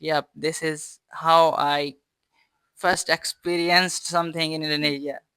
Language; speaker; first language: English; non-native, fluent; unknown